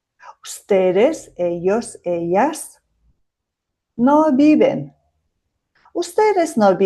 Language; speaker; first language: Spanish; non-native, fluent; Mongolian